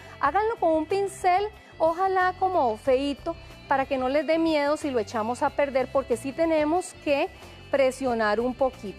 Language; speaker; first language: Spanish; native; Spanish